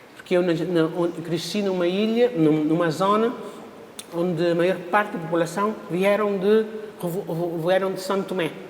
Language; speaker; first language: Portuguese; non-native, local second language; Kabuverdianu